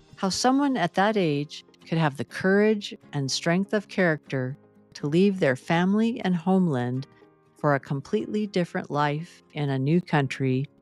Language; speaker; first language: English; native; English